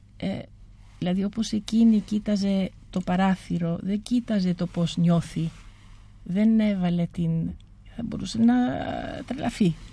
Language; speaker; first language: Greek; early bilingual, heritage; Greek